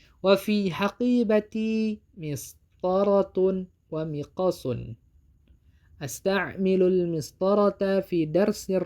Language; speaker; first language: Arabic; non-native, fluent; Indonesian